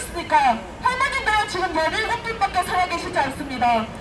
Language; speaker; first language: Korean; native; Korean